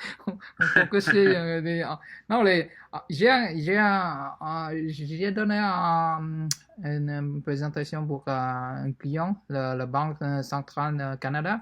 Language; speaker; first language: French; non-native, fluent; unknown